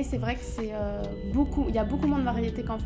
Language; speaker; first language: French; native; French